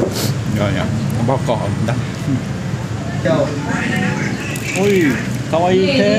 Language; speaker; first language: Vietnamese; non-native, learner; Japanese